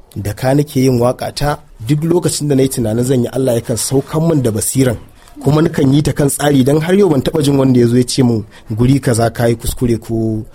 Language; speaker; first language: Hausa; native; Hausa